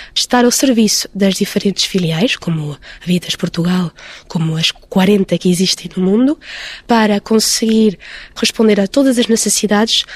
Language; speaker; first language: Portuguese; early bilingual, heritage; Portuguese